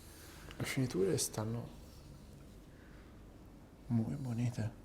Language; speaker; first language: Spanish; non-native, learner; Italian